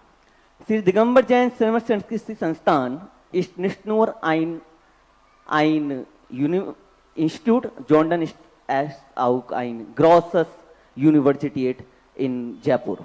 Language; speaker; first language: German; non-native, learner; Hindi